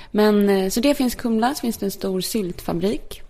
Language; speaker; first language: Swedish; early bilingual, other home language; Polish